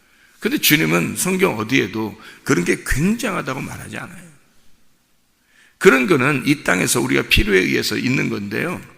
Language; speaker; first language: Korean; native; Korean